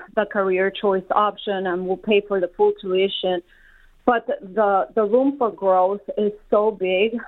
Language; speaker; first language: English; non-native, fluent; Spanish